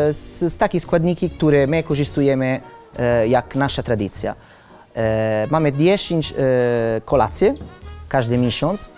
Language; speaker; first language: Polish; non-native, learner; Italian